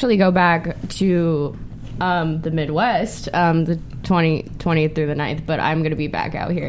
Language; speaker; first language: English; native; English